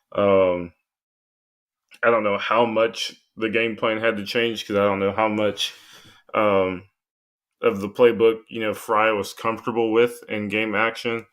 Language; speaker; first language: English; native; English